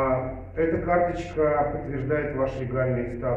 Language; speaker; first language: Russian; native; Russian